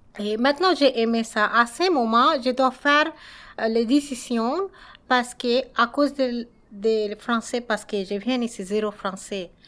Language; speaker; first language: French; non-native, learner; Bangla